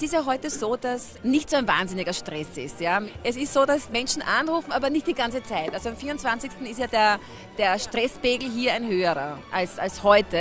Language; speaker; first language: German; native; German